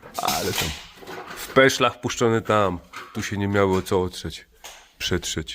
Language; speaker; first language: Polish; native; Polish